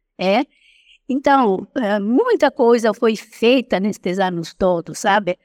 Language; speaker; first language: Portuguese; non-native, fluent; Italian